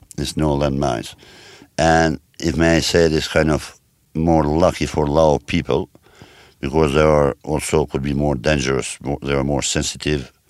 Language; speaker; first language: English; non-native, learner; Albanian